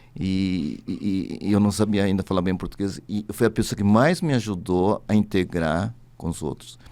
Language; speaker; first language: Portuguese; early bilingual, other home language; Japanese